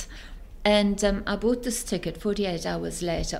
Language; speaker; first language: English; native; English